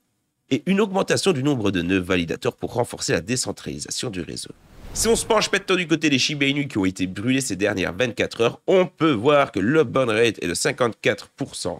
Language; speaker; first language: French; native; French